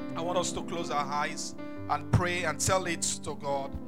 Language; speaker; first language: English; non-native, local second language; Yoruba